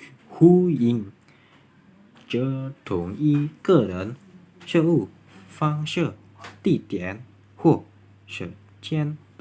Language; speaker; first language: Chinese; non-native, learner; Indonesian